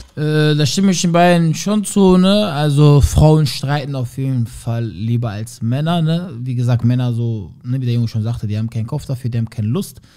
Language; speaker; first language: German; early bilingual, other home language; Turkish